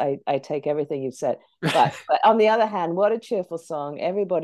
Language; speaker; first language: English; native; English